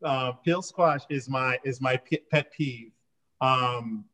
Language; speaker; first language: English; native; English